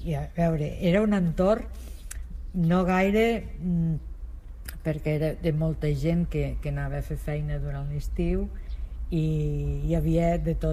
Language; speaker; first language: Catalan; non-native, local second language; Spanish